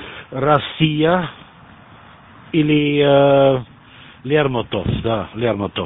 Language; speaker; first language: Russian; non-native, learner; German